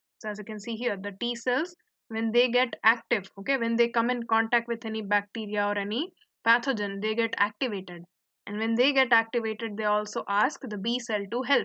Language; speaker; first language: English; non-native, local second language; Hindi